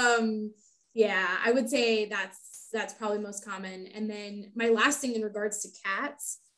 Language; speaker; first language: English; native; English